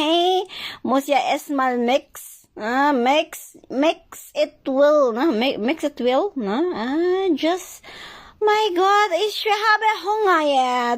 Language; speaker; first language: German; non-native, fluent; Cebuano